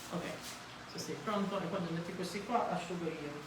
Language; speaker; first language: Italian; early bilingual, heritage; Italian